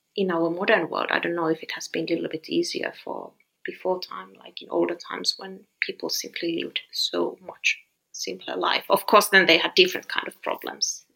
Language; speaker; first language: English; non-native, fluent; Finnish